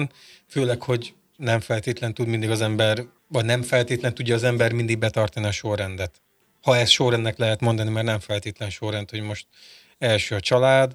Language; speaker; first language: Hungarian; native; Hungarian